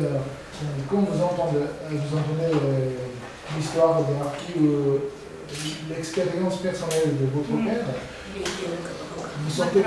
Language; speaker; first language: French; non-native, learner; Korean